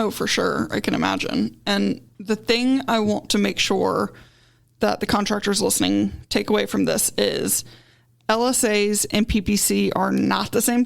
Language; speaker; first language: English; native; English